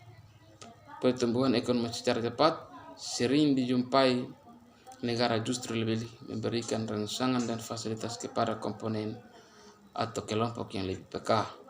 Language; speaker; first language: Indonesian; native; Indonesian